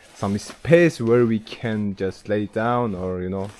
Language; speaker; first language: English; non-native, learner; Mongolian